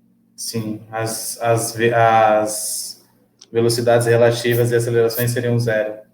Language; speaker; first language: Portuguese; native; Portuguese